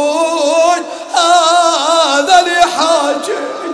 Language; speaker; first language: Arabic; native; Arabic